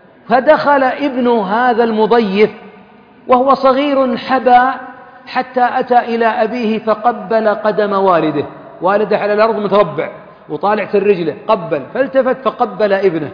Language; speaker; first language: Arabic; native; Arabic